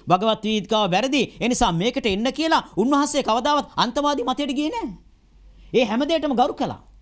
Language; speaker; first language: Sinhala; non-native, local second language; Tamil